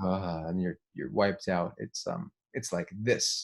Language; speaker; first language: English; native; English